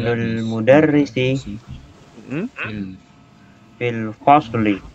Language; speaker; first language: Arabic; non-native, learner; Indonesian